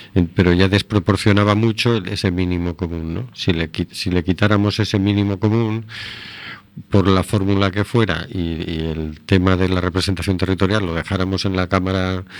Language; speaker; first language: Spanish; native; Spanish